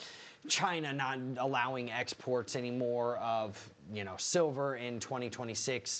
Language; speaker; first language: English; native; English